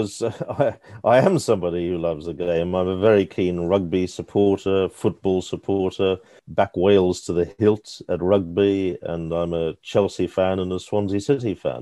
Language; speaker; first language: English; native; English